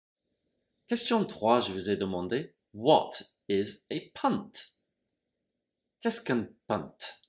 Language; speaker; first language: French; non-native, fluent; English